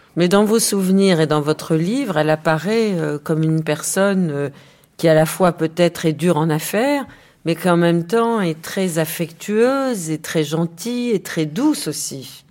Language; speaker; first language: French; native; French